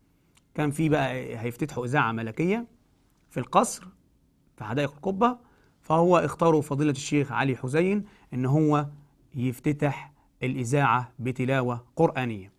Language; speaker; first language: Arabic; native; Arabic